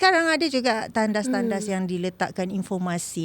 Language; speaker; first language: Malay; native; Malay